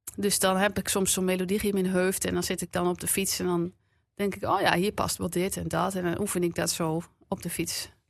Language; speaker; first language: Dutch; native; Dutch